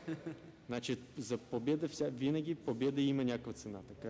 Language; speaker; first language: Bulgarian; non-native, learner; Russian